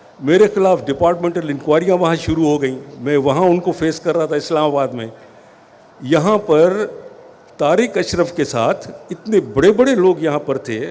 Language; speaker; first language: Urdu; non-native, local second language; Sindhi